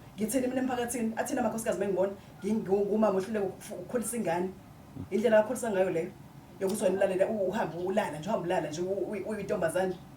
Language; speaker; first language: Zulu; native; Zulu